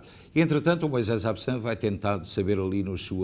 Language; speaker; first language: Portuguese; native; Portuguese